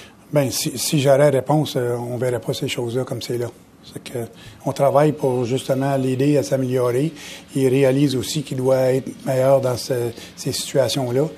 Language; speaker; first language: French; native; French